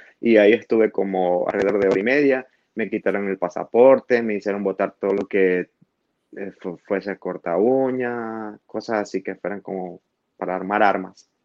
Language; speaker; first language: Spanish; native; Spanish